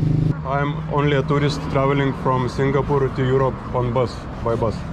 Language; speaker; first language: English; non-native, learner; Lithuanian